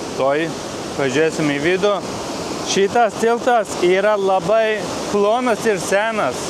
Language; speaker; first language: Lithuanian; non-native, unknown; Turkish